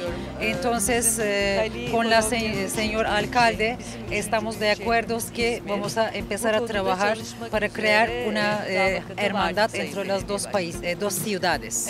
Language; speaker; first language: Spanish; non-native, learner; Turkish